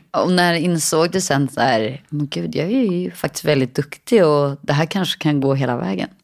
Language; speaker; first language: Swedish; native; Swedish